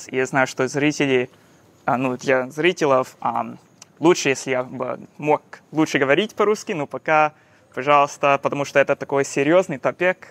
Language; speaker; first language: Russian; non-native, learner; English